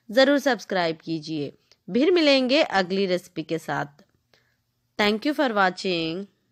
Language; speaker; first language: Hindi; non-native, local second language; Telugu